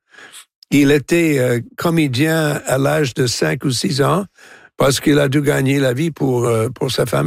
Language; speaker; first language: French; non-native, local second language; English